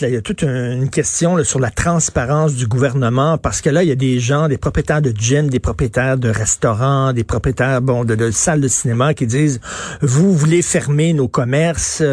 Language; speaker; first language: French; native; French